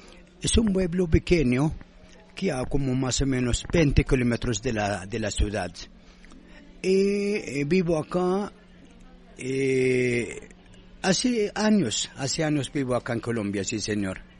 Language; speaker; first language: Spanish; non-native, fluent; Arabic